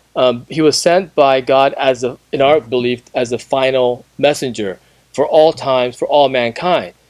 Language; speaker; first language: English; native; English